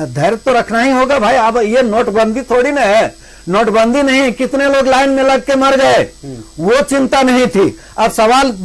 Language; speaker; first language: Hindi; native; Hindi